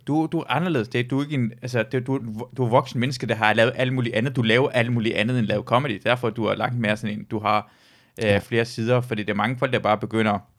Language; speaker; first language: Danish; early bilingual, other home language; Persian